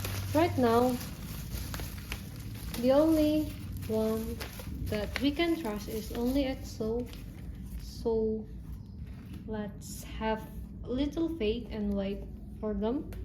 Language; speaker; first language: English; non-native, learner; Indonesian